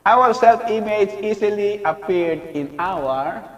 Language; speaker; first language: English; non-native, local second language; Filipino